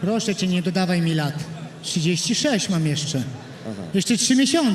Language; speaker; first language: Polish; native; Polish